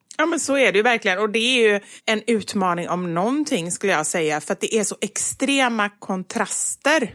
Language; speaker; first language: Swedish; native; Swedish